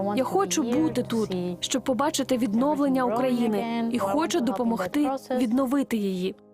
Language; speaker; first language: Ukrainian; non-native, fluent; Portuguese